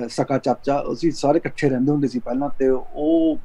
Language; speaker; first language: Punjabi; early bilingual, heritage; Punjabi